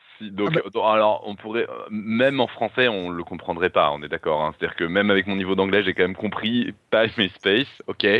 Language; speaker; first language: French; native; French